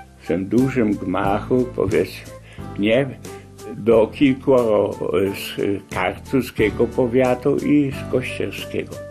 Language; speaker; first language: Polish; native; Polish